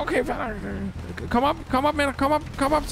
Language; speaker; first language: Danish; native; Danish